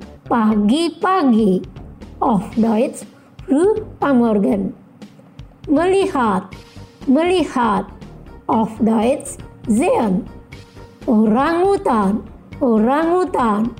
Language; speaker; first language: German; non-native, fluent; Indonesian